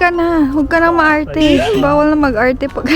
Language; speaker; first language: Filipino; native; Filipino